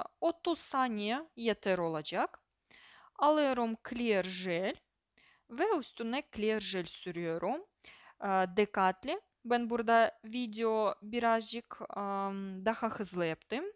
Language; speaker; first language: Turkish; non-native, fluent; Russian